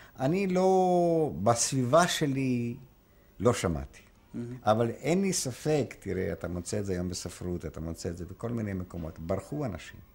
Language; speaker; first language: Hebrew; non-native, fluent; Polish